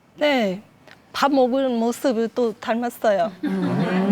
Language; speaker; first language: Korean; non-native, learner; Thai